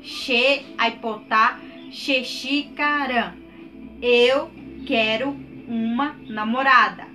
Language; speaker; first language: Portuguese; non-native, local second language; Guarani